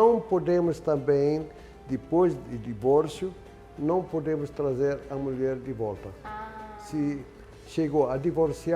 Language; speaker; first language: Portuguese; non-native, fluent; Arabic